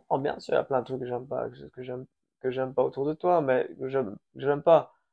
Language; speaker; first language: French; early bilingual, other home language; Persian